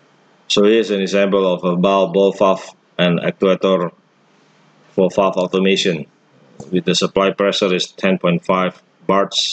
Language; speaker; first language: English; non-native, fluent; Indonesian